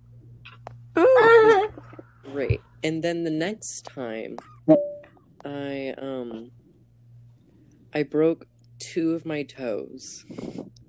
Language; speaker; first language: English; native; English